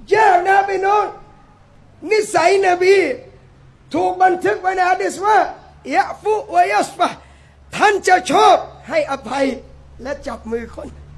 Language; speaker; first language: Thai; native; Thai